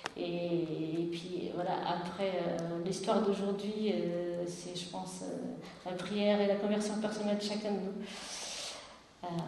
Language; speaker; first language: French; non-native, fluent; Portuguese